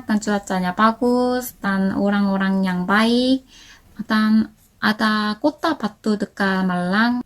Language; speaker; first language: Indonesian; non-native, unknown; Korean